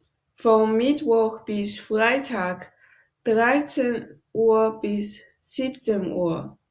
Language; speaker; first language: German; non-native, learner; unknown